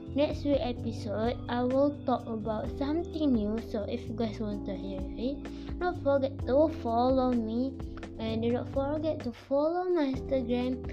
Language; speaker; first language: English; non-native, local second language; Malay